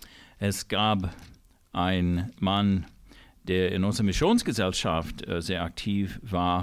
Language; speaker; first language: German; non-native, fluent; English